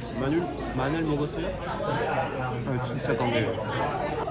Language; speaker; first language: Korean; non-native, learner; French